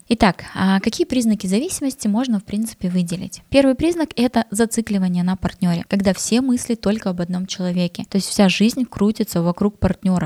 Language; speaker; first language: Russian; native; Russian